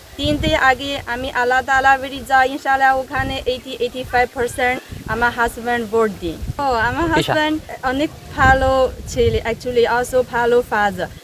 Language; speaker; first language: Bangla; non-native, learner; Chinese